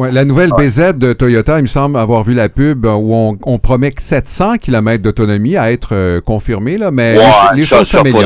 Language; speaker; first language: French; native; French